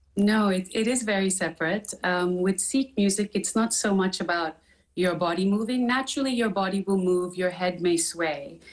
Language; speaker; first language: English; native; English